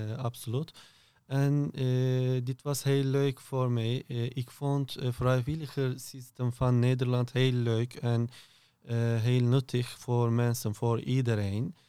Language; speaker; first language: Dutch; non-native, learner; Turkish